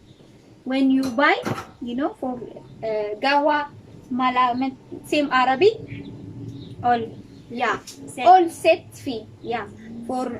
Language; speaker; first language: English; non-native, learner; Amharic